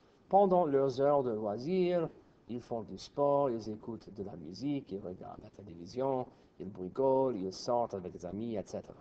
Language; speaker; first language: French; non-native, fluent; English